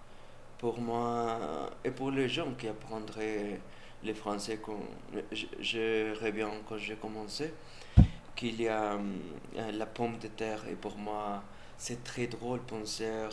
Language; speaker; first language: French; non-native, learner; Spanish